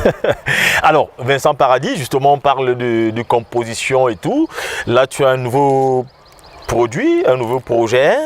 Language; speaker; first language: French; native; French